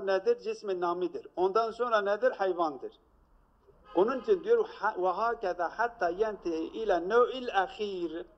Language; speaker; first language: Turkish; native; Turkish